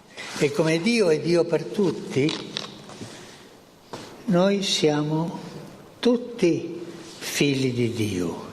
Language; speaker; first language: Italian; non-native, fluent; Spanish